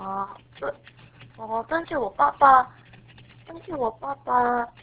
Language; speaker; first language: Chinese; non-native, learner; Korean